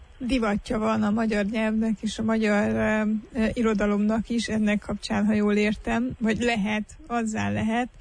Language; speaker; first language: Hungarian; native; Hungarian